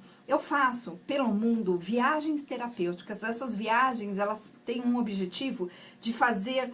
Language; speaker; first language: Portuguese; native; Portuguese